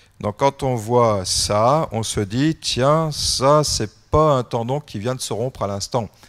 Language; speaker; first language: French; native; French